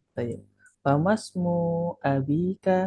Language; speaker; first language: Arabic; non-native, fluent; Indonesian